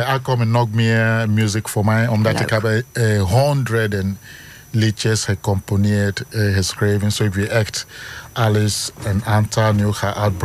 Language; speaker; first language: Dutch; non-native, fluent; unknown